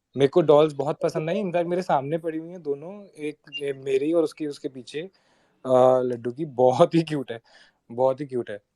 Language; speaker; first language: Hindi; native; Hindi